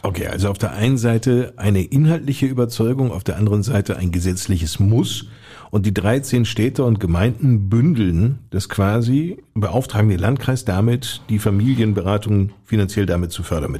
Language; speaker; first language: German; native; German